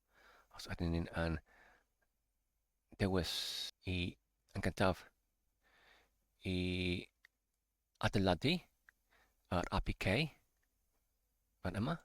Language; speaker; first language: Welsh; non-native, learner; English